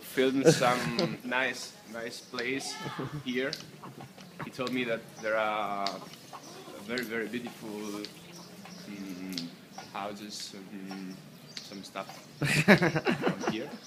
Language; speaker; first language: English; non-native, learner; Italian